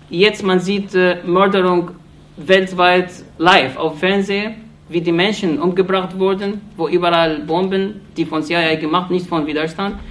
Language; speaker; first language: German; non-native, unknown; Arabic